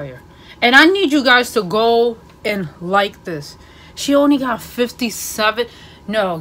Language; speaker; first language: English; native; English